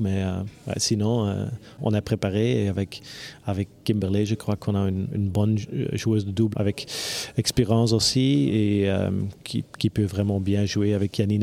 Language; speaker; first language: French; non-native, local second language; Dutch